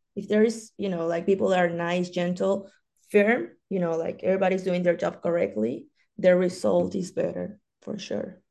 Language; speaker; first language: English; non-native, fluent; Spanish